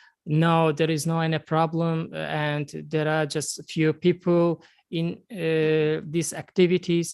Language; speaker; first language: English; non-native, learner; Azerbaijani